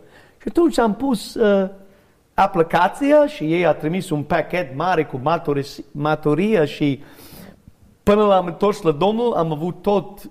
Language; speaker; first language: Romanian; non-native, learner; English